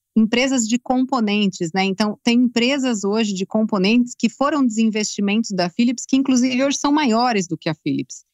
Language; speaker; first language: Portuguese; native; Portuguese